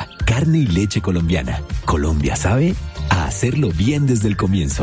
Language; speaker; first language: Spanish; native; Spanish